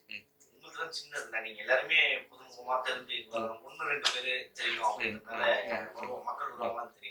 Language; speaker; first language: Tamil; native; Tamil